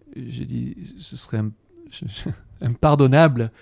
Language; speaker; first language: French; native; French